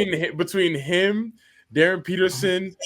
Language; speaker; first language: English; native; English